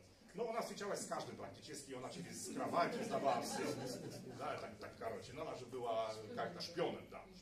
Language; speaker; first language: Polish; non-native, learner; Russian